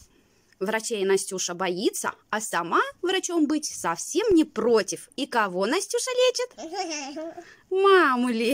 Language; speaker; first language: Russian; native; Russian